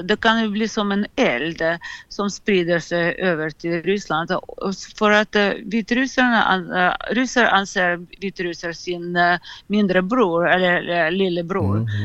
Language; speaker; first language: Swedish; non-native, fluent; Russian